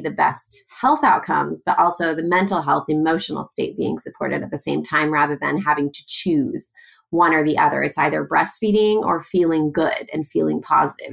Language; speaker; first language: English; native; English